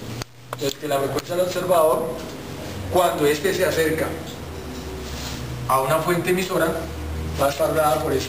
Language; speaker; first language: Spanish; native; Spanish